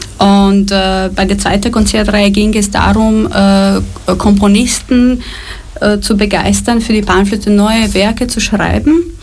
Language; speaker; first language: German; non-native, fluent; Romanian